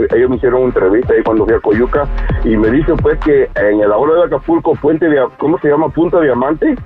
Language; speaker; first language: Spanish; native; Spanish